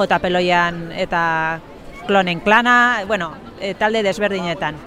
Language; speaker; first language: Basque; non-native, local second language; Spanish